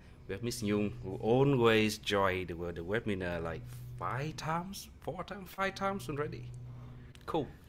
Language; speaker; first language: English; non-native, fluent; Vietnamese